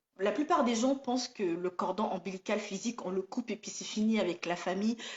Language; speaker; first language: French; non-native, local second language; Somali